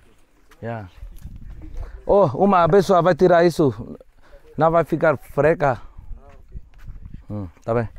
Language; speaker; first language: Portuguese; non-native, learner; Vietnamese